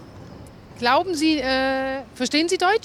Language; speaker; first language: German; native; German